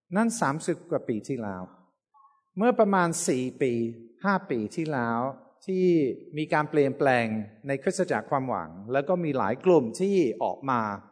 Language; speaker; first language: Thai; non-native, fluent; English